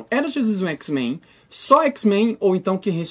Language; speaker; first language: Portuguese; native; Portuguese